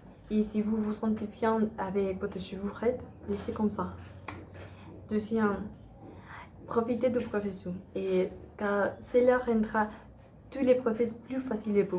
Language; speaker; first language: French; non-native, learner; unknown